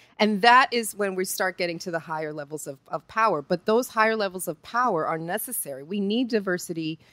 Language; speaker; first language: English; early bilingual, other home language; Spanish